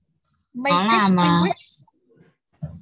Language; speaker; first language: English; non-native, fluent; Vietnamese